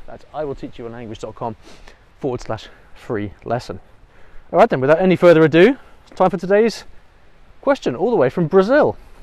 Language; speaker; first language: English; native; English